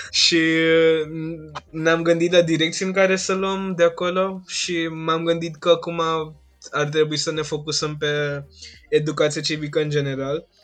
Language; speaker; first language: Romanian; non-native, fluent; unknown